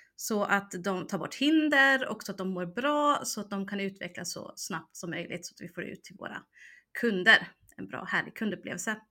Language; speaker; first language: Swedish; early bilingual, heritage; Swedish